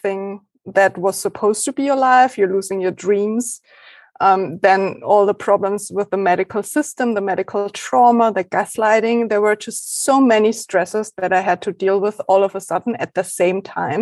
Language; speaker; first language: English; non-native, fluent; German